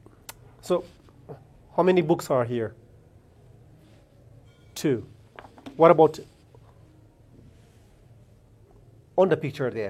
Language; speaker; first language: English; non-native, fluent; Amharic